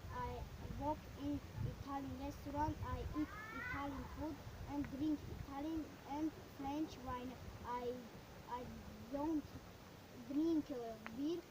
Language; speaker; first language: English; non-native, learner; Tajik